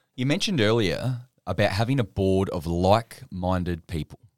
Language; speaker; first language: English; native; English